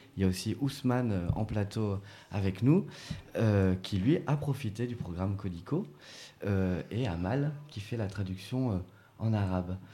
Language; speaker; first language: French; native; French